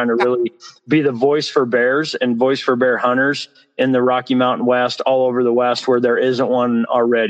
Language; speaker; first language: English; native; English